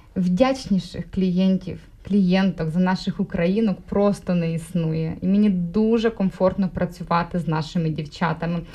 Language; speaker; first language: Ukrainian; non-native, local second language; Russian